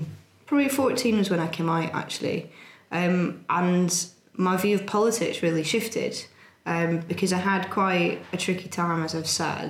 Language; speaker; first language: English; native; English